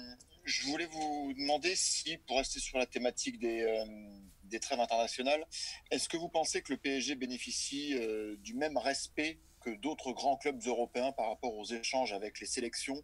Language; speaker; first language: French; native; French